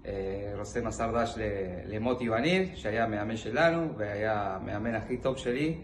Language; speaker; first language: Hebrew; non-native, learner; Spanish